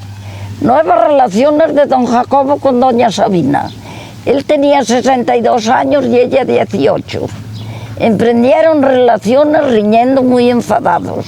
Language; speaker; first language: Galician; native; Galician